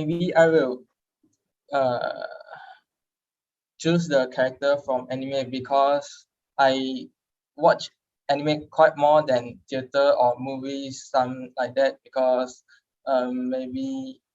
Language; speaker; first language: English; non-native, learner; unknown